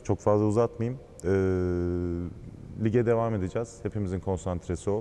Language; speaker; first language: Turkish; native; Turkish